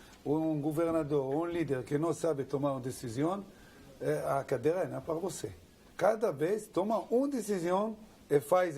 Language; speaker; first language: Portuguese; non-native, learner; Hebrew